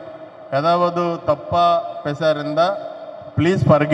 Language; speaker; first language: Tamil; non-native, learner; Telugu